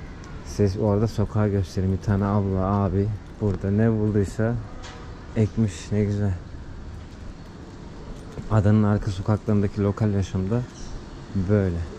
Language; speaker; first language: Turkish; native; Turkish